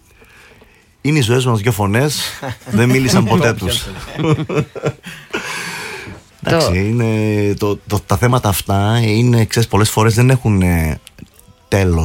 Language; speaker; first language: Greek; native; Greek